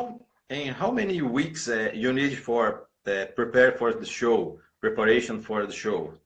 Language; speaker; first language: English; non-native, learner; Portuguese